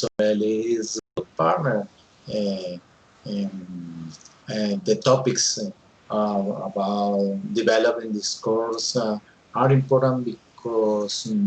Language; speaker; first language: English; non-native, learner; Spanish